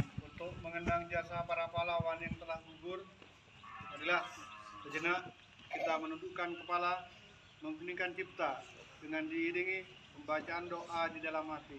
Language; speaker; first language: Indonesian; native; Indonesian